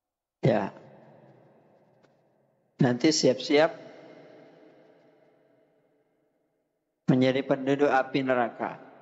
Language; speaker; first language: Indonesian; native; Indonesian